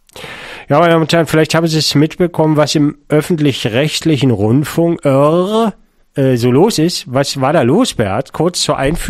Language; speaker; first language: German; native; German